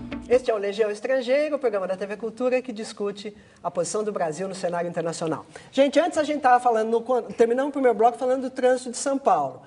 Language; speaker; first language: Portuguese; native; Portuguese